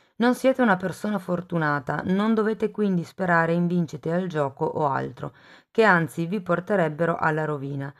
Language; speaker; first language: Italian; native; Italian